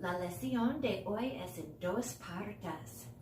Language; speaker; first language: Spanish; non-native, learner; English